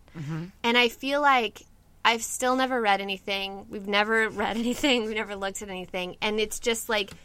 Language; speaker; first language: English; native; English